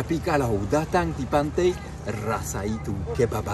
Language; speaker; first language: Indonesian; non-native, fluent; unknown